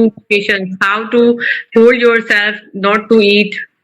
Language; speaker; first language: English; non-native, local second language; Urdu